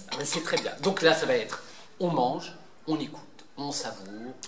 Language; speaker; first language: French; native; French